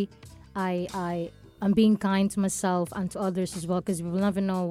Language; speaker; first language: English; non-native, local second language; Cebuano